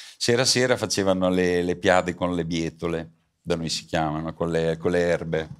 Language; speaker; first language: Italian; native; Italian